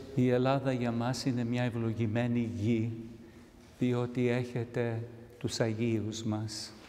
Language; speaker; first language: Greek; early bilingual, heritage; Greek